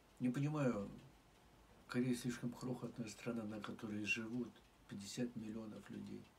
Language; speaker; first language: Russian; native; Russian